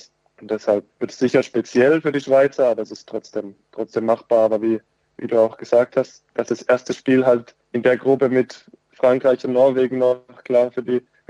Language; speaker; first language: German; native; German